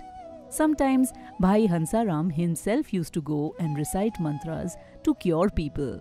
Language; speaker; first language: English; non-native, local second language; Hindi